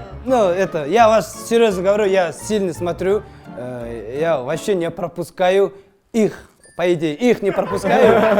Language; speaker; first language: Russian; non-native, local second language; Kazakh